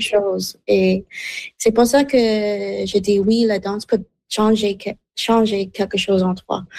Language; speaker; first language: French; non-native, fluent; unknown